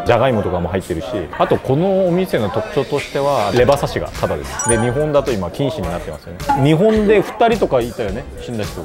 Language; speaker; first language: Japanese; non-native, fluent; Korean